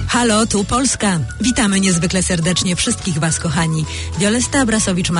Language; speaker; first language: Polish; native; Polish